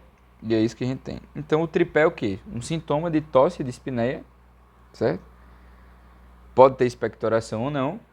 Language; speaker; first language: Portuguese; native; Portuguese